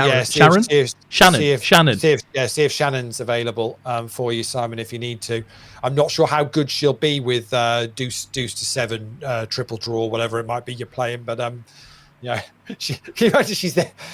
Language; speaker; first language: English; native; English